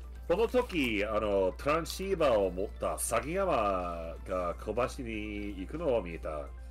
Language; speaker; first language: Japanese; non-native, fluent; English